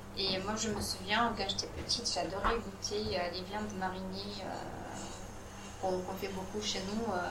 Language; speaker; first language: French; non-native, fluent; Romanian